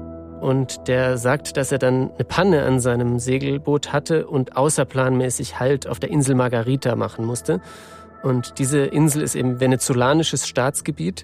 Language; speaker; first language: German; native; German